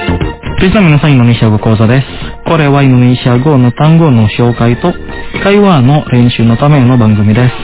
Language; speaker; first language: Japanese; non-native, fluent; Indonesian